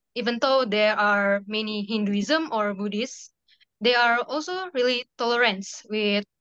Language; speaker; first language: English; non-native, fluent; Indonesian